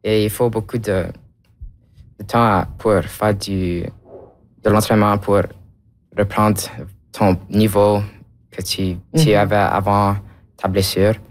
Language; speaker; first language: French; non-native, local second language; English